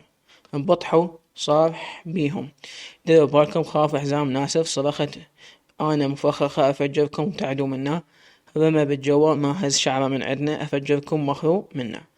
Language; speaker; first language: Arabic; native; Arabic